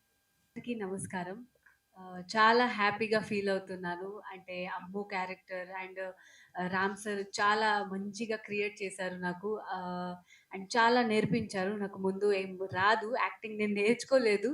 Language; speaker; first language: Telugu; non-native, local second language; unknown